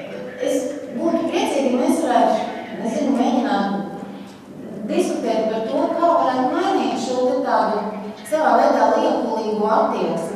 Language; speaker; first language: Latvian; native; Latvian